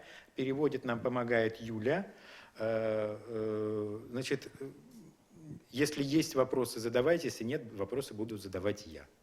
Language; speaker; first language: Russian; native; Russian